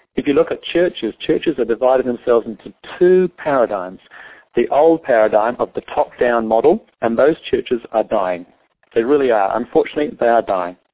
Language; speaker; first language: English; native; English